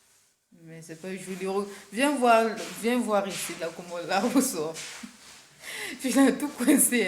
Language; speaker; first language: French; native; French